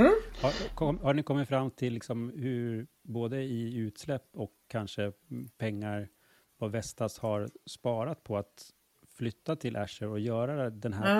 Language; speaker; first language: Swedish; native; Swedish